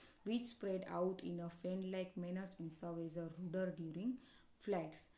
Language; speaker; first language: English; non-native, local second language; Gujarati